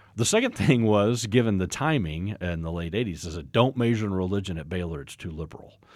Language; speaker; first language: English; native; English